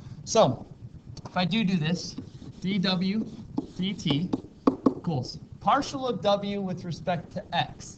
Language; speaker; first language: English; native; English